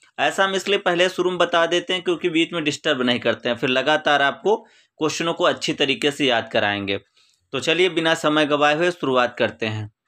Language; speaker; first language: Hindi; native; Hindi